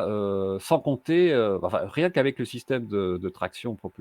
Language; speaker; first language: French; native; French